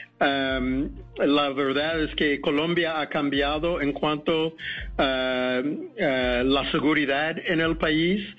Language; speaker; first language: Spanish; non-native, fluent; English